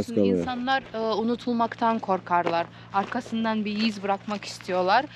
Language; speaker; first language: Turkish; non-native, fluent; Kyrgyz